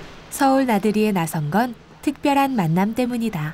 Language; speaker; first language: Korean; native; Korean